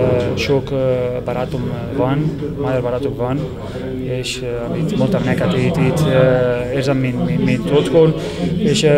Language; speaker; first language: Hungarian; non-native, learner; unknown